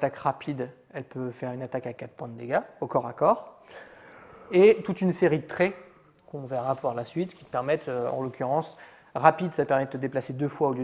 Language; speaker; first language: French; native; French